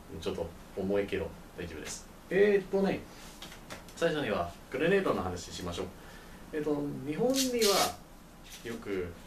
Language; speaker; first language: Japanese; non-native, learner; English